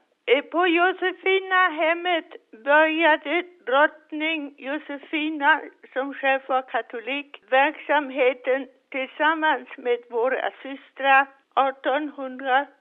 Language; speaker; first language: Swedish; non-native, fluent; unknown